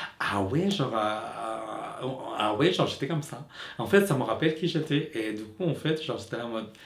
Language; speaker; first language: French; non-native, fluent; Filipino